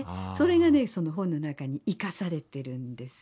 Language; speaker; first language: Japanese; native; Japanese